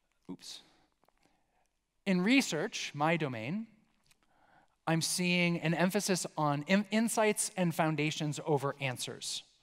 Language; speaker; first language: English; native; English